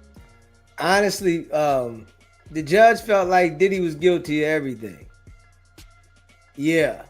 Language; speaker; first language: English; native; English